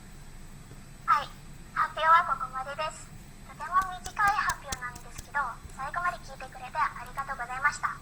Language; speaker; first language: Japanese; non-native, learner; Indonesian